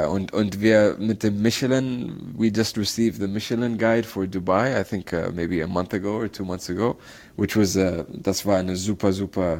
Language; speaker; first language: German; non-native, learner; Arabic